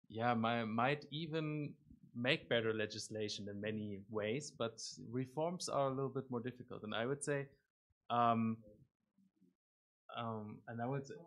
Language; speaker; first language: English; non-native, fluent; German